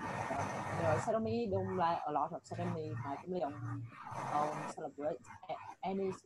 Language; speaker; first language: English; non-native, learner; Vietnamese